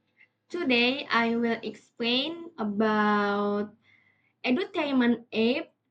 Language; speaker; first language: English; non-native, learner; Indonesian